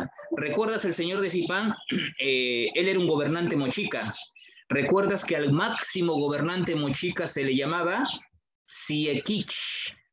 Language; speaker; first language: Spanish; native; Spanish